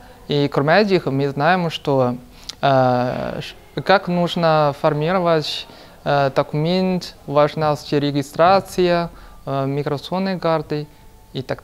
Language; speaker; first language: Russian; non-native, fluent; Chinese